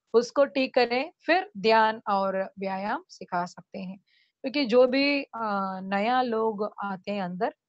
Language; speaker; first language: Hindi; non-native, local second language; Tamil